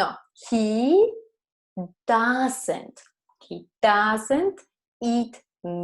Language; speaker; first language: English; non-native, fluent; Spanish